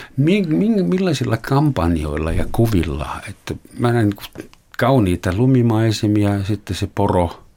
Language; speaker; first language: Finnish; non-native, fluent; German